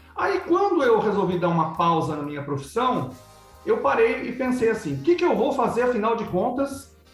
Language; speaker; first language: Portuguese; native; Portuguese